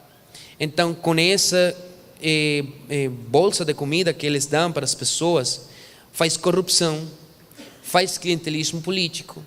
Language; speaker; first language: Portuguese; non-native, fluent; Spanish